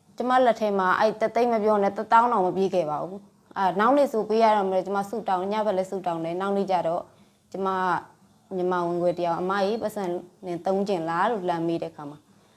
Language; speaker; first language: Burmese; non-native, local second language; S'gaw Karen